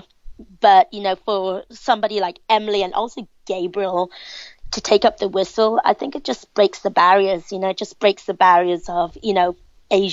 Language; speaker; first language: English; native; English